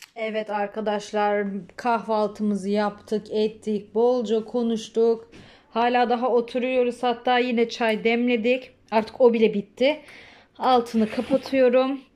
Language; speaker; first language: Turkish; early bilingual, heritage; Turkish